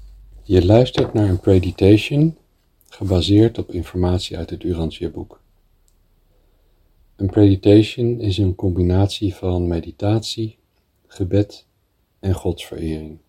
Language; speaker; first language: Dutch; native; Dutch